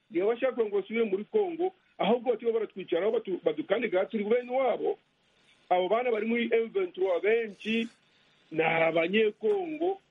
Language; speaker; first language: Kinyarwanda; native; Kinyarwanda